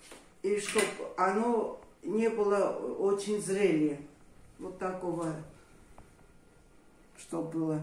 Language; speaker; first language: Russian; non-native, fluent; Armenian